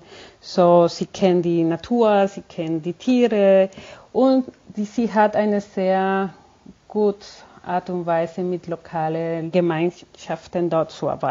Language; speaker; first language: German; non-native, fluent; Spanish